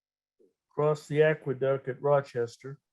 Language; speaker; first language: English; native; English